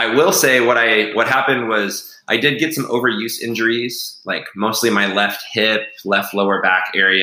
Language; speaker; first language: English; native; English